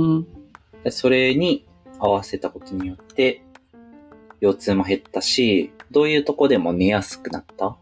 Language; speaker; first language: Japanese; native; Japanese